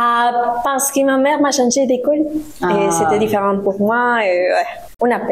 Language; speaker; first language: French; non-native, learner; Spanish